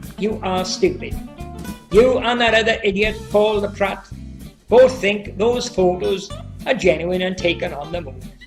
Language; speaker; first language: English; native; English